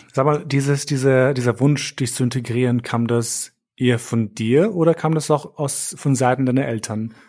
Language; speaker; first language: German; early bilingual, other home language; Albanian